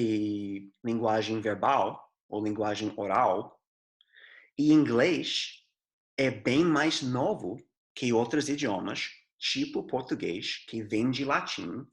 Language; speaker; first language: Portuguese; non-native, fluent; English